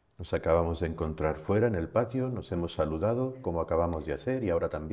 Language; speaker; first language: Spanish; native; Spanish